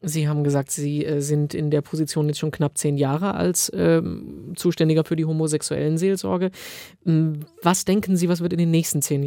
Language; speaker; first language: German; native; German